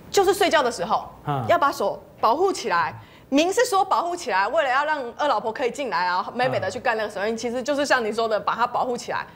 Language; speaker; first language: Chinese; early bilingual, heritage; Spanish